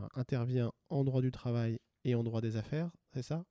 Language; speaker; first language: French; native; French